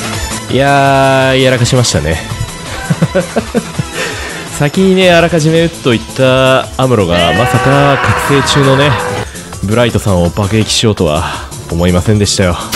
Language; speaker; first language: Japanese; native; Japanese